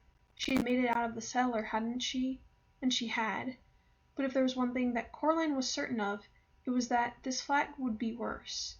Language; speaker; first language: English; native; English